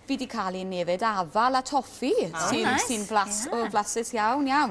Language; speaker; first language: Welsh; native; Welsh